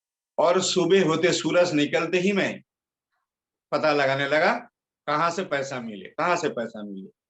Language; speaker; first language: Hindi; non-native, local second language; Bangla